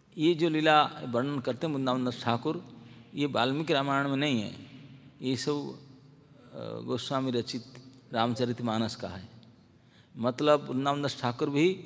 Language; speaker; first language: Hindi; non-native, local second language; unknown